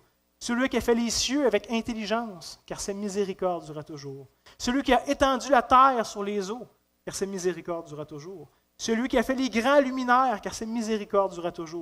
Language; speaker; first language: French; native; French